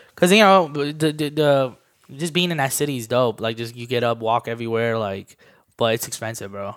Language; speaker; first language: English; early bilingual, other home language; Armenian